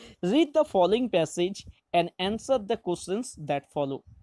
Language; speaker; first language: English; non-native, local second language; Bangla